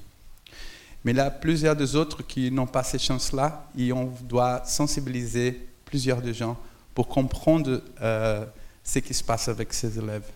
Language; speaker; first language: French; non-native, fluent; Portuguese